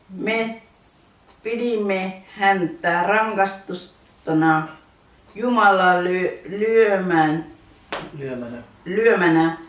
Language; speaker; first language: Finnish; non-native, learner; Urdu